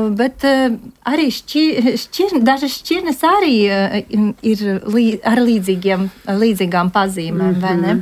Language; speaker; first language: Latvian; non-native, local second language; Russian